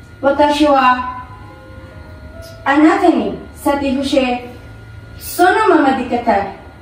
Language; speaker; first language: Japanese; non-native, learner; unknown